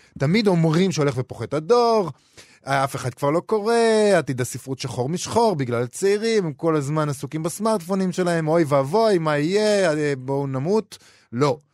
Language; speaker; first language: Hebrew; native; Hebrew